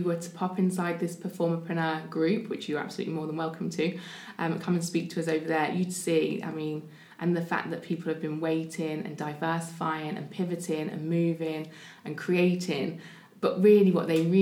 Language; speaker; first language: English; native; English